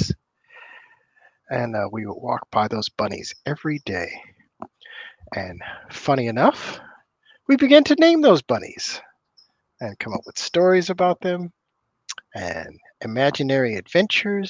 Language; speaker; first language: English; native; English